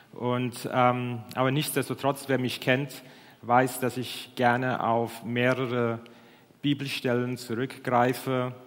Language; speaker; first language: German; non-native, fluent; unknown